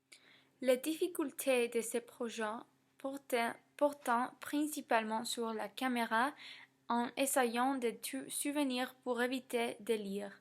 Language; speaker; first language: French; non-native, learner; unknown